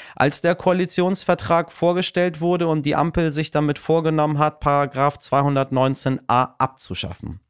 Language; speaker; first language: German; early bilingual, other home language; Persian